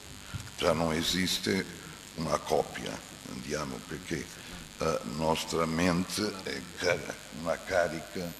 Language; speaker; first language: Italian; non-native, fluent; Portuguese